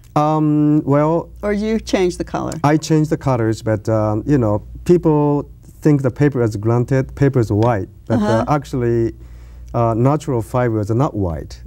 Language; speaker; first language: English; non-native, learner; Japanese